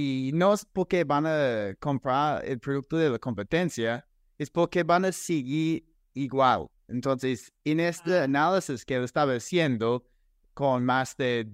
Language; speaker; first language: Spanish; non-native, fluent; English